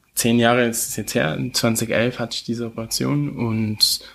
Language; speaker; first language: German; early bilingual, heritage; German